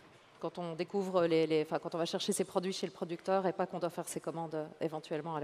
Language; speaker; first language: French; native; French